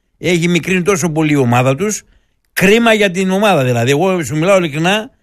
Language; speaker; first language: Greek; native; Greek